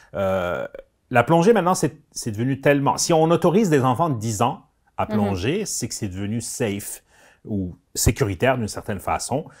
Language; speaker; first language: French; non-native, local second language; Arabic